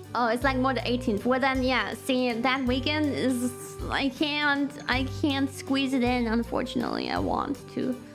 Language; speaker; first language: English; non-native, fluent; German